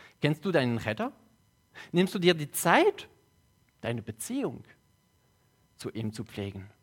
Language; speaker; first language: German; non-native, local second language; French